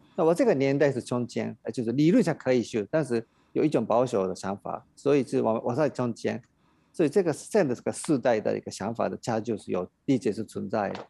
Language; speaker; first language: Chinese; non-native, fluent; Japanese